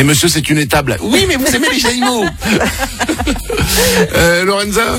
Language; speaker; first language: French; native; French